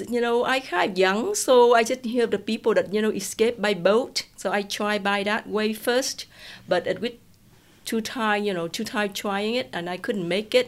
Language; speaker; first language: English; non-native, fluent; Vietnamese